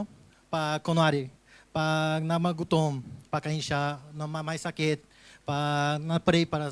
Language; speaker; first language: Filipino; non-native, learner; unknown